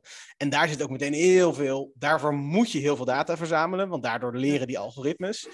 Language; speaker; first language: Dutch; native; Dutch